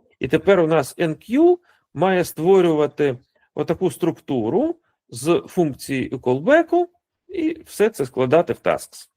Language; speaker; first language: Ukrainian; non-native, local second language; Russian